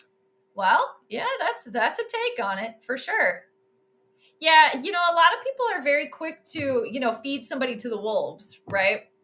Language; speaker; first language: English; native; English